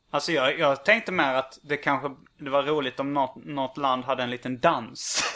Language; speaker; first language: Swedish; native; Swedish